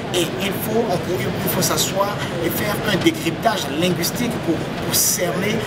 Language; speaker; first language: French; non-native, local second language; Fon